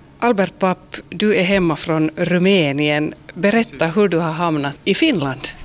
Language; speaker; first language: Swedish; native; Swedish